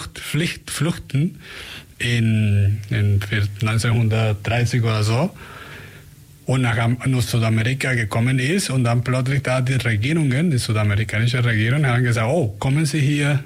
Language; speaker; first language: German; non-native, fluent; Spanish